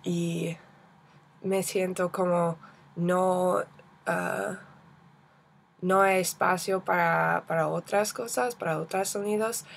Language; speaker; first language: Spanish; non-native, learner; English